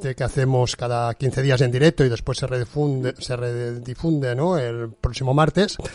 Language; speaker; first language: Spanish; non-native, local second language; Catalan